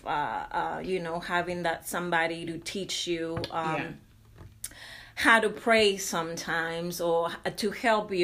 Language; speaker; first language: English; non-native, fluent; Spanish